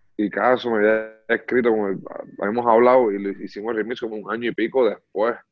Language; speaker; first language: Spanish; early bilingual, heritage; Spanish